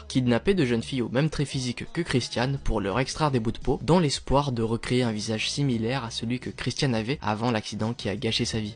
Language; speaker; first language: French; native; French